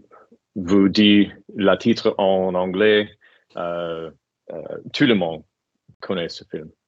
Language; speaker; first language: French; non-native, learner; English